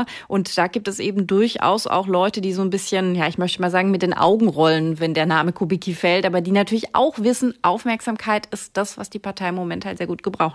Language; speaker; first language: German; native; German